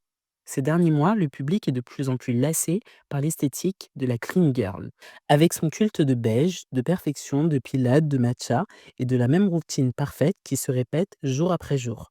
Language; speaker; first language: French; native; French